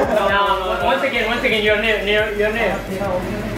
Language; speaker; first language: English; non-native, fluent; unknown